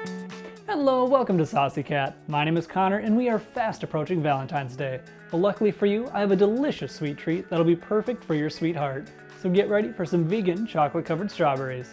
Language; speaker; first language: English; native; English